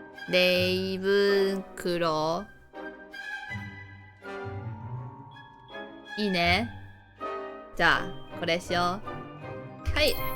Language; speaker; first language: Japanese; non-native, learner; Chinese